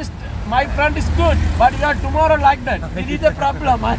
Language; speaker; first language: English; non-native, learner; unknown